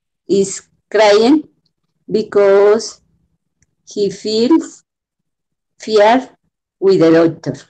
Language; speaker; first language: English; non-native, learner; Spanish